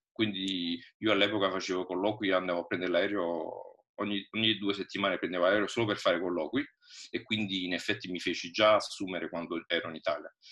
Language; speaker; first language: Italian; native; Italian